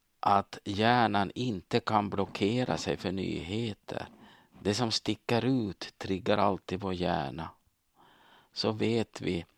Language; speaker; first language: Swedish; native; Swedish